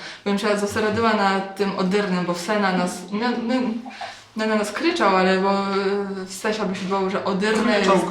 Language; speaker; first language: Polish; non-native, local second language; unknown